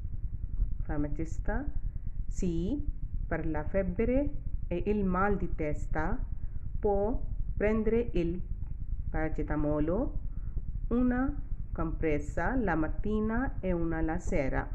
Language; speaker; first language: Italian; non-native, fluent; Urdu